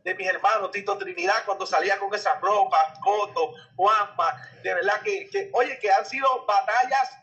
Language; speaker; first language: Spanish; native; Spanish